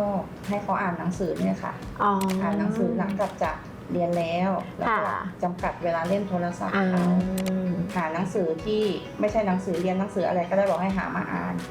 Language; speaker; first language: Thai; native; Thai